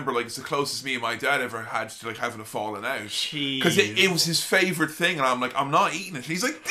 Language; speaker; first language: English; native; English